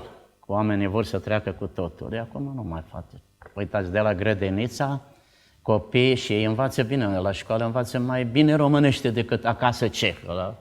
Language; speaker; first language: Romanian; non-native, local second language; Czech